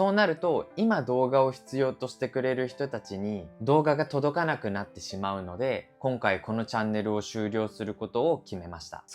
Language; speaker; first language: Japanese; native; Japanese